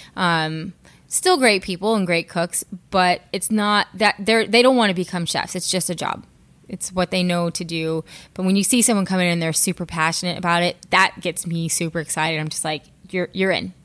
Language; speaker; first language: English; native; English